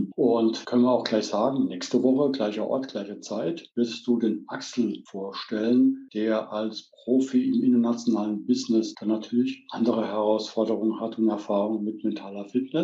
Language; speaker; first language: German; native; German